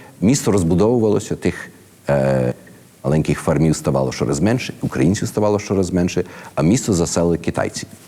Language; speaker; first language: Ukrainian; early bilingual, heritage; Ukrainian